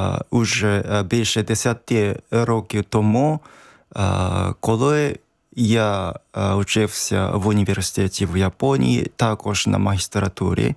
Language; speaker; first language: Ukrainian; non-native, fluent; Japanese